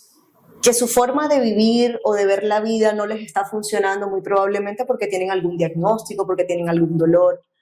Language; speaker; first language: Spanish; native; Spanish